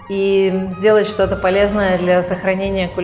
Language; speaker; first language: Russian; native; Russian